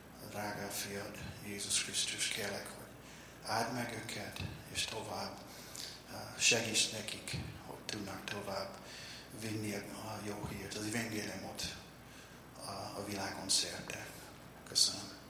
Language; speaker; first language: Hungarian; non-native, learner; English